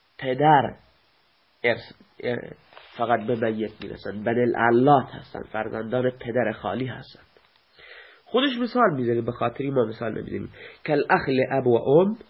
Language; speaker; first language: Persian; non-native, local second language; Baluchi